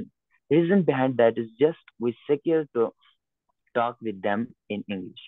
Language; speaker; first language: English; non-native, learner; Urdu